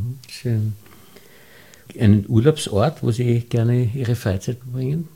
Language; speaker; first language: German; native; German